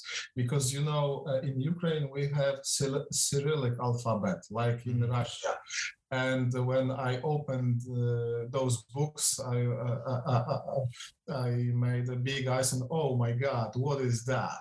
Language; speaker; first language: English; non-native, fluent; Polish